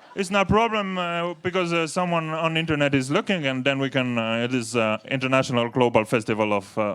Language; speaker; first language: English; non-native, learner; Estonian